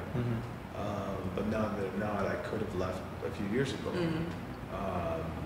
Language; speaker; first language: English; native; English